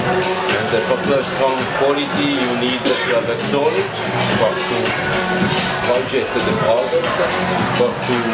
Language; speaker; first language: English; non-native, learner; Italian